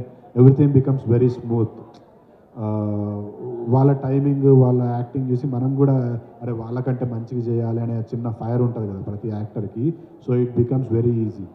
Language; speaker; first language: Telugu; native; Telugu